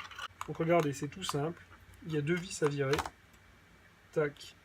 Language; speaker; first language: French; native; French